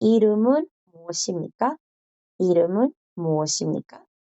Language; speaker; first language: Korean; non-native, fluent; Spanish